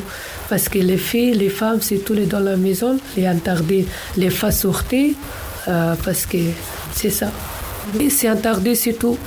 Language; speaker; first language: French; non-native, learner; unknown